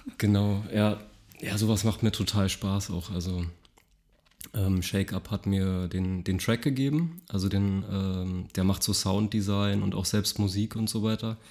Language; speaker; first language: German; native; German